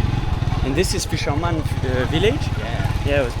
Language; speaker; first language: English; non-native, learner; French